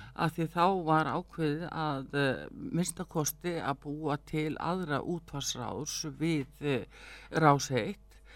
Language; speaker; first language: Icelandic; early bilingual, heritage; Icelandic